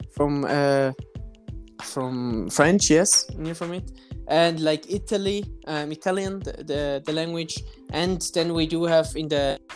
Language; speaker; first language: English; non-native, fluent; German